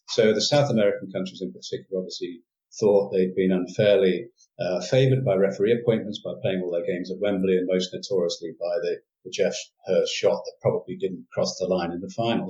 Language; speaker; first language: English; native; English